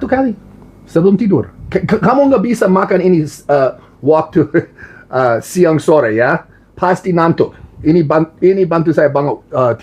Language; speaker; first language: Indonesian; non-native, learner; English